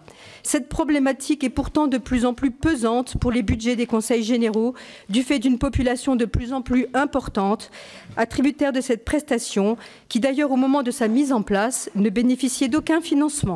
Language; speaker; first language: French; native; French